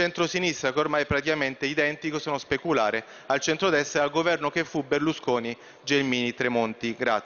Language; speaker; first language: Italian; native; Italian